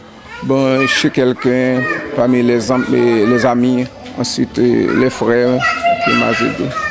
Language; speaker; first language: French; non-native, learner; Haitian Creole